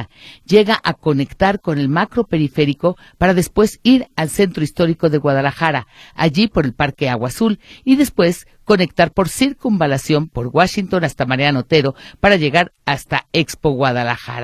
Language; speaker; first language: Spanish; native; Spanish